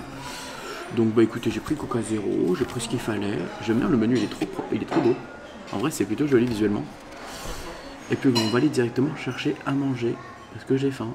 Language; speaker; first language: French; native; French